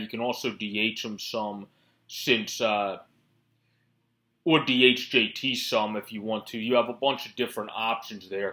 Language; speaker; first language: English; native; English